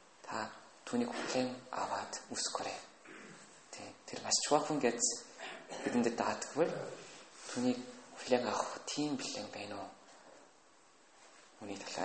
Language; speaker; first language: Mongolian; non-native, fluent; Korean